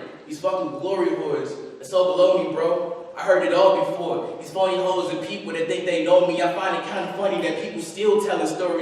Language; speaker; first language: English; native; English